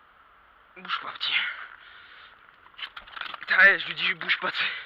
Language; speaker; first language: French; native; French